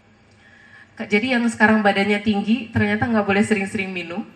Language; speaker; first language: Indonesian; native; Indonesian